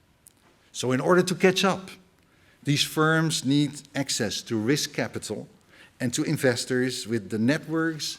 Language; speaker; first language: English; non-native, fluent; Dutch